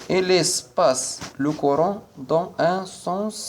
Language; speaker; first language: French; non-native, local second language; Arabic